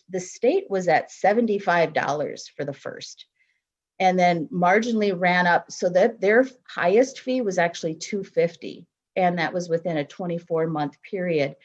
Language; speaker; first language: English; native; English